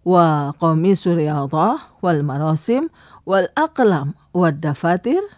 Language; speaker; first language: Arabic; non-native, fluent; Indonesian